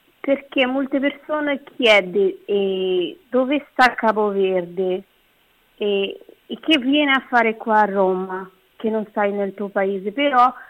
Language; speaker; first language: Italian; non-native, fluent; Kabuverdianu